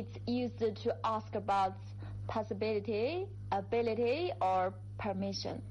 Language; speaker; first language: English; non-native, fluent; Chinese